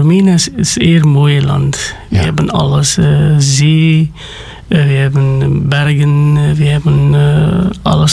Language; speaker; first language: Dutch; non-native, learner; Romanian